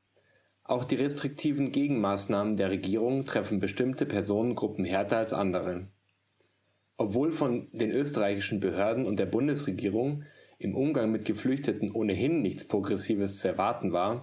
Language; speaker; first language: German; native; German